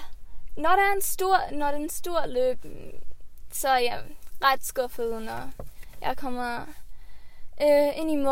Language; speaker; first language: Danish; early bilingual, heritage; Swedish